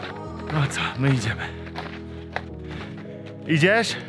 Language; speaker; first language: Polish; native; Polish